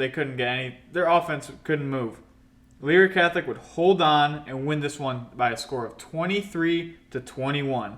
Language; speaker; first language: English; native; English